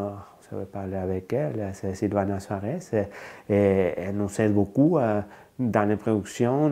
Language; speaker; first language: French; non-native, fluent; Spanish